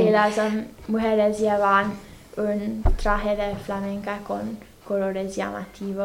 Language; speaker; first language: Spanish; non-native, fluent; English